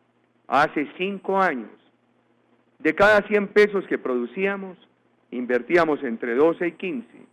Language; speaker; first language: Spanish; native; Spanish